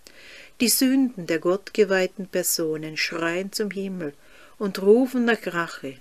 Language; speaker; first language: German; native; German